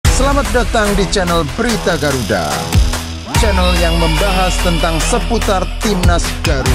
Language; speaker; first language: Indonesian; native; Indonesian